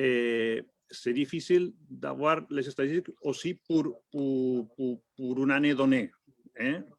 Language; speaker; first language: French; non-native, fluent; Spanish